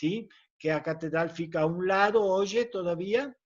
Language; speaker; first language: Portuguese; non-native, learner; Spanish